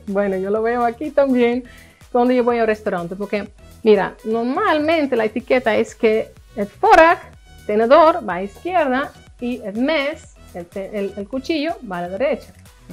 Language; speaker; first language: Spanish; non-native, fluent; Dutch